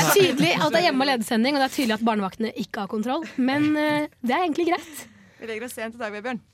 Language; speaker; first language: Norwegian; native; Norwegian